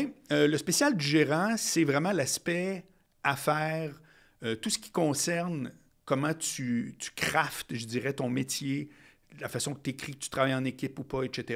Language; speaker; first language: French; native; French